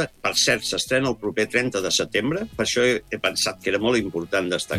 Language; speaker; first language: Catalan; native; Catalan